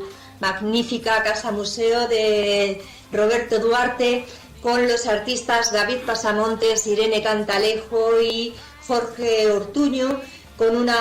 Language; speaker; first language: Spanish; native; Spanish